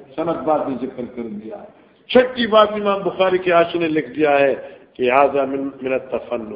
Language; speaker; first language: Urdu; non-native, local second language; Northern Hindko